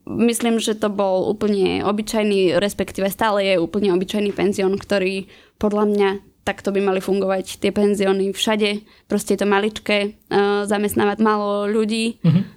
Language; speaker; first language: Slovak; native; Slovak